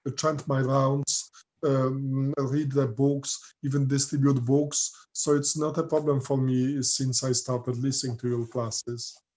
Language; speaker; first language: English; non-native, fluent; Polish